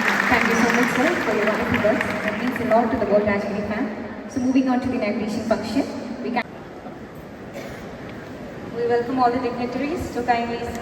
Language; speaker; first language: English; non-native, local second language; Malayalam